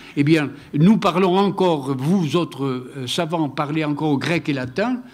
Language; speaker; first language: French; non-native, local second language; Occitan